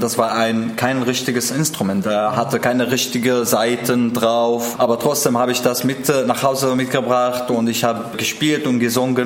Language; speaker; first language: German; non-native, fluent; Arabic